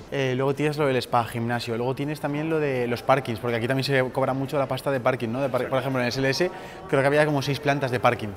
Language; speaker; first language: Spanish; native; Spanish